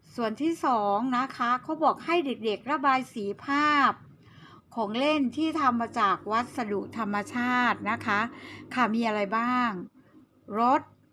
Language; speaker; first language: Thai; native; Thai